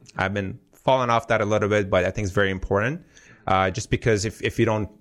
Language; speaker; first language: English; early bilingual, heritage; Persian